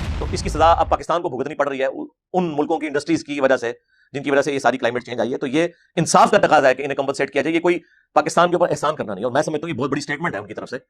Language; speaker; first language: Urdu; non-native, local second language; Punjabi